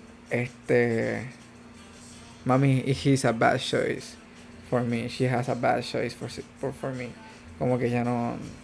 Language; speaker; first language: English; non-native, local second language; Spanish